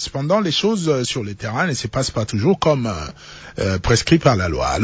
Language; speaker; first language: French; non-native, local second language; Lingala